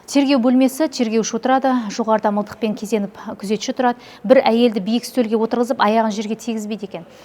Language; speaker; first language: Kazakh; native; Kazakh